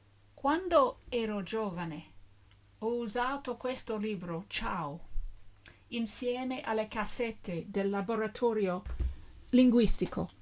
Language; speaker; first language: Italian; non-native, learner; English